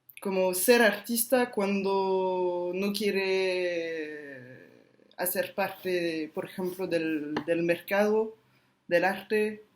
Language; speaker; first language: Spanish; non-native, fluent; French